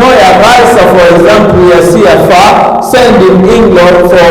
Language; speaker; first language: Swedish; non-native, learner; French